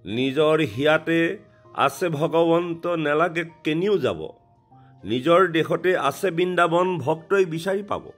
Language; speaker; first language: Assamese; native; Assamese